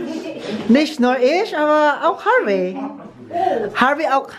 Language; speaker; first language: German; non-native, learner; Filipino